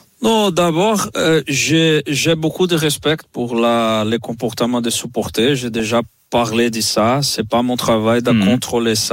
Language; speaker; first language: French; non-native, fluent; Portuguese